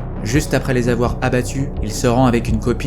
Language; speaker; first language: French; native; French